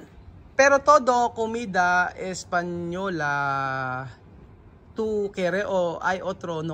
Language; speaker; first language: Spanish; non-native, learner; Filipino